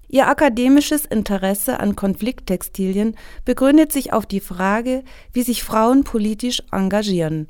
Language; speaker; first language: German; native; German